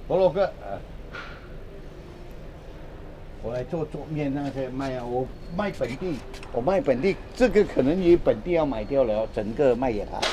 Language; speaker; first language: Chinese; early bilingual, heritage; Chinese